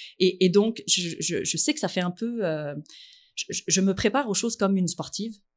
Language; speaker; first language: French; early bilingual, other home language; Arabic